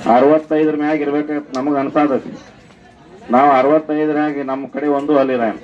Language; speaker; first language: Kannada; native; Kannada